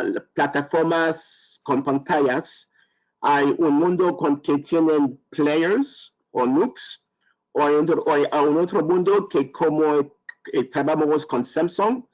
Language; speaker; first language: Spanish; non-native, learner; French